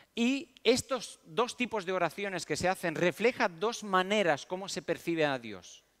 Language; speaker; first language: Spanish; early bilingual, other home language; Romanian